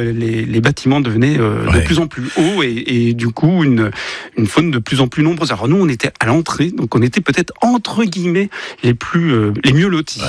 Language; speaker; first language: French; native; French